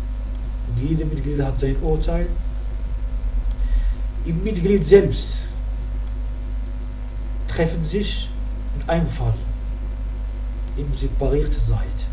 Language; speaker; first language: German; non-native, learner; Arabic